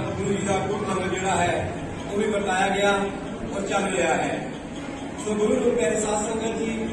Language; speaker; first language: Hindi; non-native, local second language; Punjabi